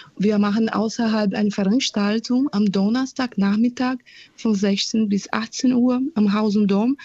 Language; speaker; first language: German; non-native, fluent; Portuguese